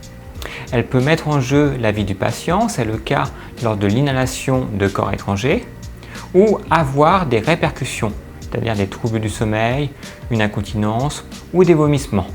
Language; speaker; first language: French; native; French